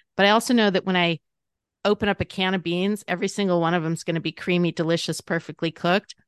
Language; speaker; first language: English; native; English